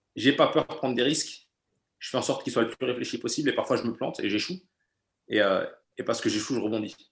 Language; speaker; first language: French; native; French